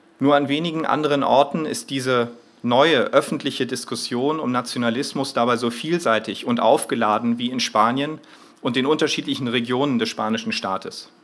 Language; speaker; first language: German; native; German